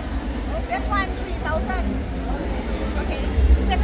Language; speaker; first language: English; non-native, learner; Thai